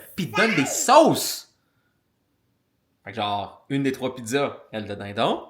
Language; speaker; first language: French; native; French